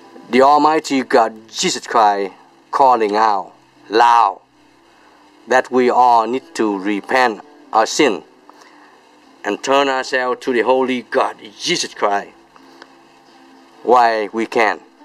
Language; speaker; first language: English; non-native, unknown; Vietnamese